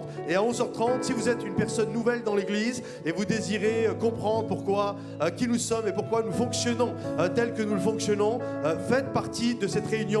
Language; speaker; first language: French; native; French